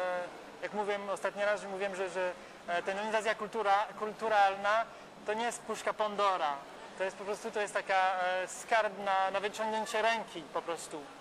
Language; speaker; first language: Polish; non-native, learner; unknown